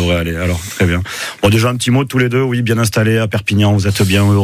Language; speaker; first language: French; native; French